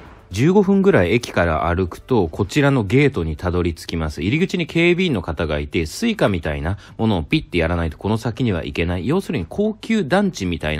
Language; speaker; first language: Japanese; native; Japanese